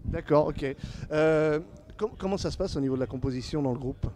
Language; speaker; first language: French; native; French